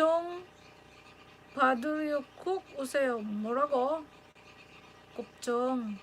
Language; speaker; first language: Korean; non-native, learner; Filipino